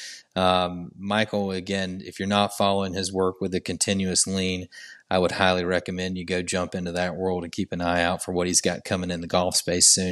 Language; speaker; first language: English; native; English